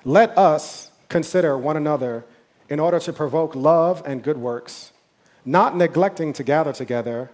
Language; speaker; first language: English; native; English